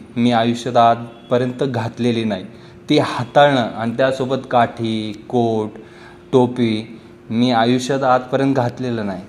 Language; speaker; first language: Marathi; non-native, local second language; Rajasthani